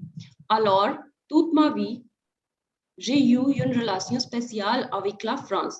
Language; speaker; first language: French; non-native, fluent; Hindi